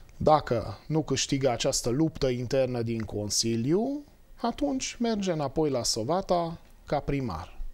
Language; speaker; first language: Romanian; non-native, local second language; Hungarian